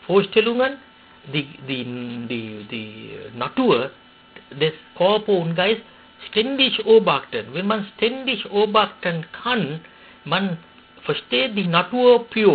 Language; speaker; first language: German; non-native, fluent; Sinhala